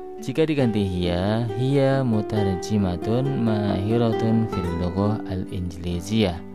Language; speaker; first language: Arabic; non-native, fluent; Indonesian